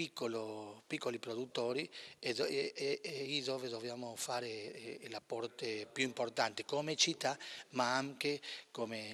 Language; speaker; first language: Italian; non-native, fluent; Spanish